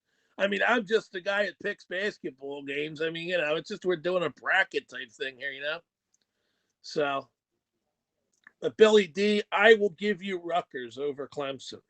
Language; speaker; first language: English; native; English